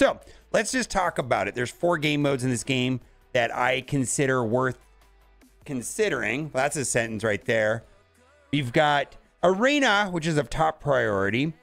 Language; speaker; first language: English; native; English